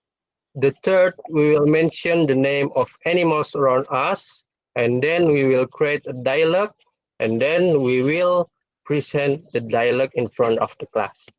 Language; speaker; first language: English; non-native, fluent; Indonesian